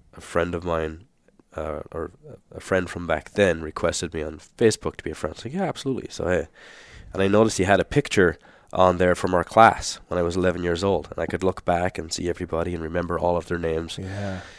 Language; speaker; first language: English; native; English